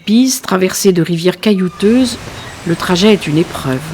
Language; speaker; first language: French; native; French